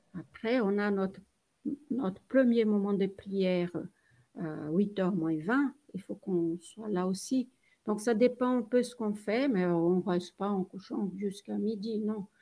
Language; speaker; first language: French; non-native, fluent; Portuguese